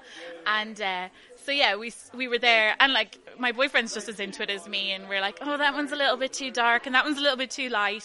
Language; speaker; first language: English; native; English